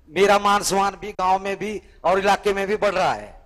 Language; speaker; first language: Hindi; native; Hindi